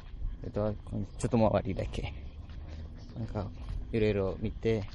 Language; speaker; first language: Japanese; non-native, learner; Malay